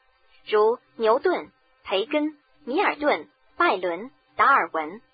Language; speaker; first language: Chinese; native; Chinese